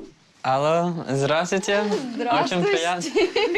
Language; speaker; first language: Russian; non-native, learner; English